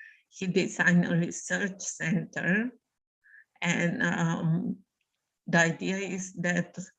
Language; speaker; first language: English; non-native, fluent; Bulgarian